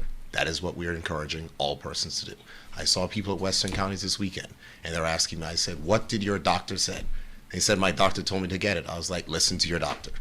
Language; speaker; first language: English; native; English